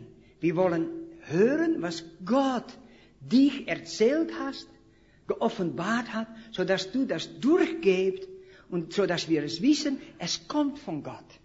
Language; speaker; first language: German; non-native, fluent; Dutch